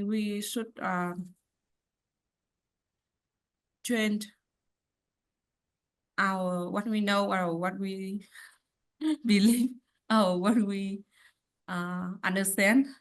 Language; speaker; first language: English; non-native, learner; Vietnamese